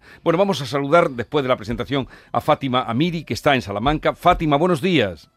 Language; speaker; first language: Spanish; native; Spanish